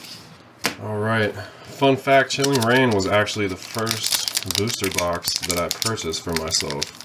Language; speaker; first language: English; native; English